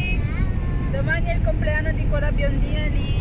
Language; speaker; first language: Italian; native; Italian